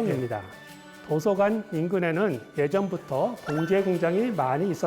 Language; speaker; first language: Korean; native; Korean